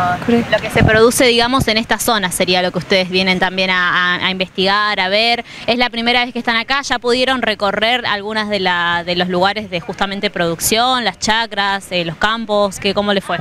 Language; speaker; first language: Spanish; native; Spanish